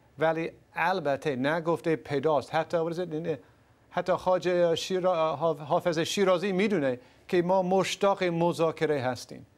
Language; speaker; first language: Persian; non-native, fluent; English